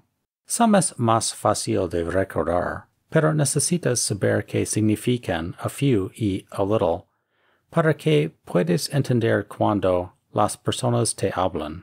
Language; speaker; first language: Spanish; non-native, fluent; English